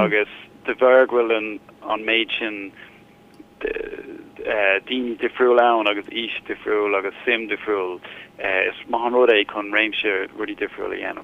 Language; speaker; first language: Irish; non-native, learner; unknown